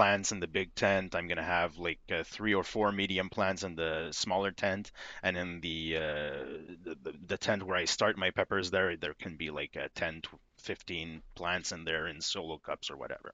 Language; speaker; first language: English; native; English